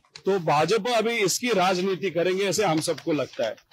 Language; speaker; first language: Hindi; non-native, local second language; Marathi